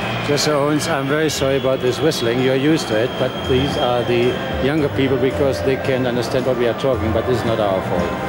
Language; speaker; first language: English; non-native, fluent; German